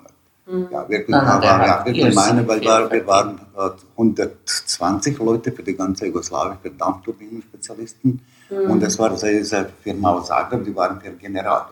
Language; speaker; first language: German; non-native, learner; Bosnian